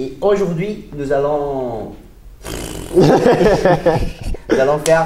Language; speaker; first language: French; non-native, learner; Portuguese